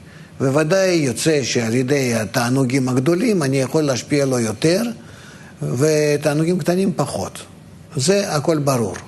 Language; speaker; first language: Hebrew; non-native, fluent; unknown